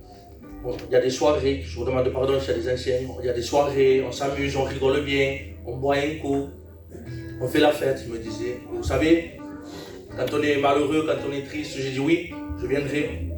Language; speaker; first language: French; native; French